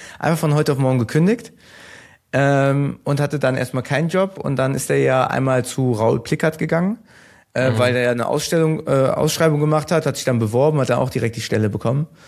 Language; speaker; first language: German; early bilingual, other home language; Turkish